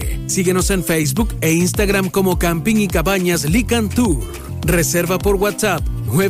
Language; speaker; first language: Spanish; native; Spanish